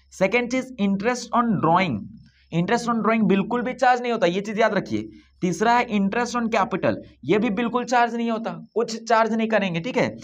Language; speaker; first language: Hindi; native; Hindi